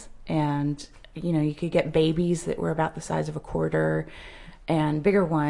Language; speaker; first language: English; native; English